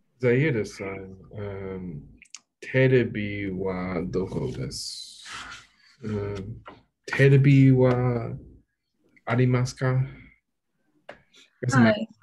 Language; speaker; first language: Japanese; non-native, learner; English